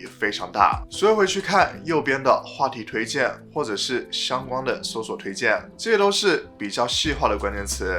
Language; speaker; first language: Chinese; native; Chinese